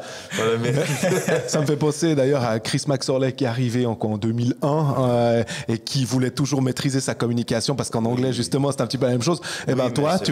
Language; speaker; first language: French; native; French